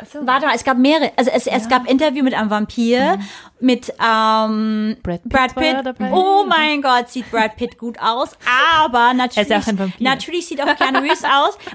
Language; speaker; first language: German; early bilingual, other home language; English